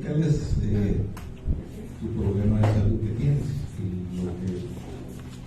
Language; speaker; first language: Spanish; native; Spanish